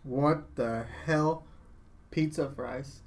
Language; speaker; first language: English; native; English